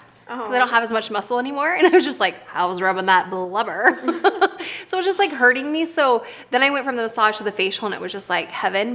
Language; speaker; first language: English; native; English